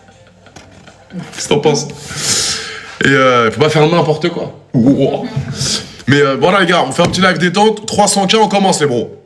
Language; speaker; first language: French; native; French